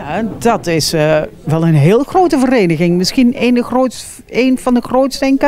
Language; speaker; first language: Dutch; native; Dutch